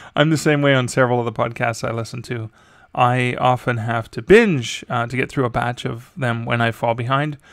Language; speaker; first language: English; native; English